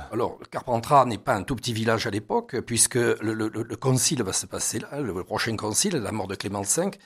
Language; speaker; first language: French; native; French